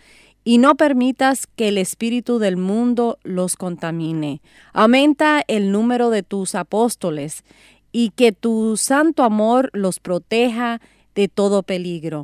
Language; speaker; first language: Spanish; native; Spanish